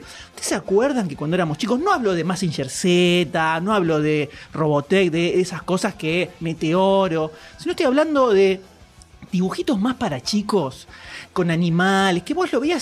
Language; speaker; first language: Spanish; native; Spanish